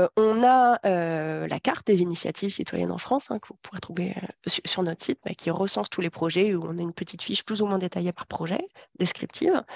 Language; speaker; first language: French; native; French